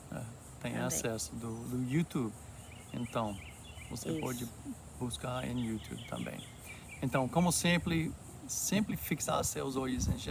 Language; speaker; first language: Portuguese; non-native, fluent; English